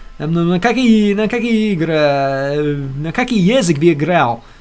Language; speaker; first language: Russian; non-native, learner; English